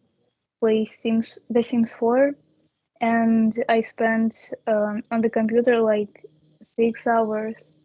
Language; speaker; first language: English; non-native, learner; Russian